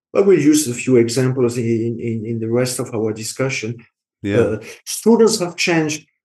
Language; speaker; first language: English; non-native, fluent; French